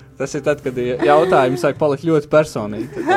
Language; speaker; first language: Latvian; native; Latvian